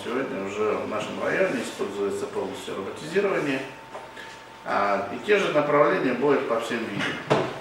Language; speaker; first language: Russian; non-native, local second language; Tatar